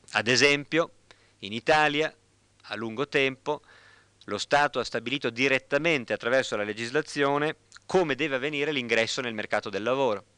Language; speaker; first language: Italian; native; Italian